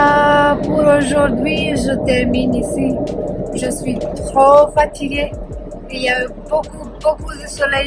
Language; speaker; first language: French; non-native, learner; Punjabi